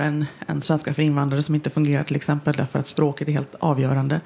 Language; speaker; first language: Swedish; native; Swedish